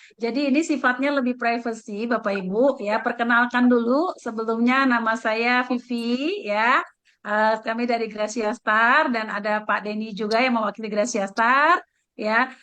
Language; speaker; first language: Indonesian; native; Indonesian